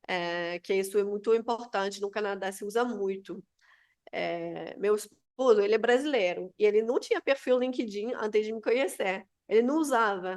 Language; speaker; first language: Portuguese; non-native, fluent; Spanish